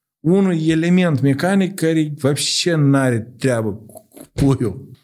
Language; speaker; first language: Romanian; native; Romanian